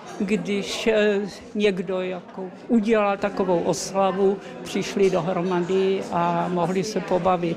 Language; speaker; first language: Czech; early bilingual, heritage; Czech